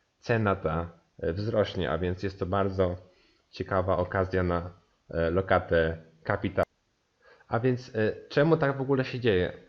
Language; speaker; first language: Polish; native; Polish